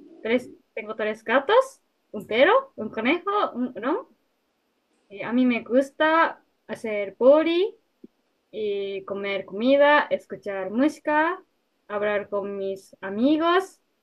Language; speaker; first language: Spanish; non-native, learner; Japanese